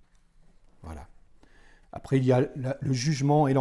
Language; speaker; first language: French; native; French